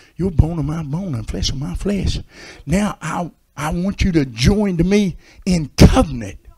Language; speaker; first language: English; native; English